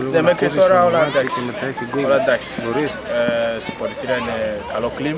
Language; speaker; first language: Greek; non-native, learner; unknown